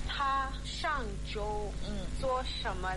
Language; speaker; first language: Chinese; non-native, learner; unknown